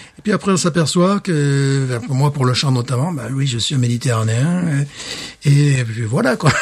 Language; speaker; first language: French; native; French